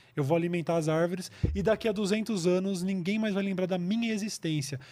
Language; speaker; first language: Portuguese; native; Portuguese